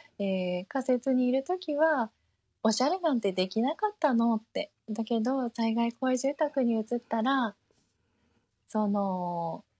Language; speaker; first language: Japanese; early bilingual, heritage; Japanese